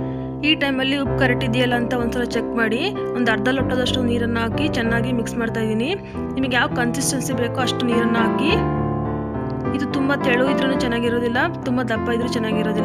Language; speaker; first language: Kannada; native; Kannada